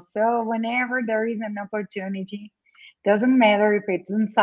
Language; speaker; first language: English; non-native, fluent; Portuguese